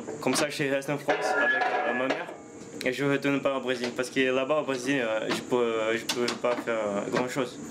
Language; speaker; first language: French; non-native, fluent; Portuguese